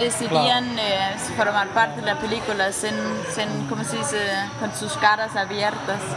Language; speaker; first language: Spanish; non-native, fluent; Danish